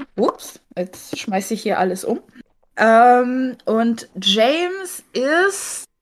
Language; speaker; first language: German; non-native, fluent; Czech